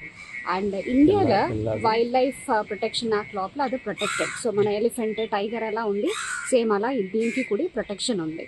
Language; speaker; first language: Telugu; non-native, fluent; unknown